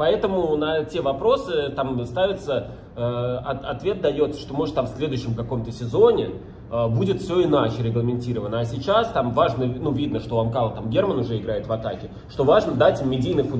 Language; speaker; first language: Russian; native; Russian